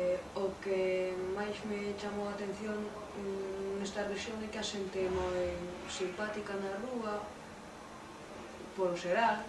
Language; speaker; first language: Galician; non-native, fluent; French